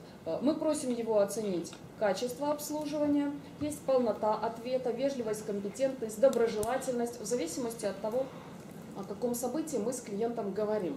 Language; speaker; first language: Russian; native; Russian